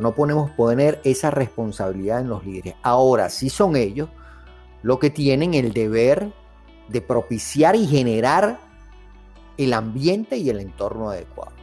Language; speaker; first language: Spanish; native; Spanish